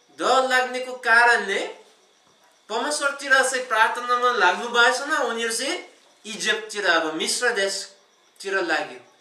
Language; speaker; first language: Nepali; non-native, fluent; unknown